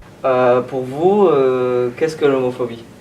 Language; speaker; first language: French; native; French